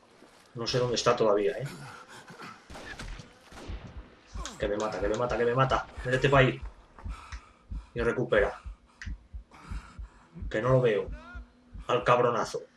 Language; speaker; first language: Spanish; native; Spanish